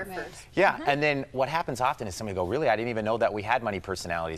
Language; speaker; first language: English; native; English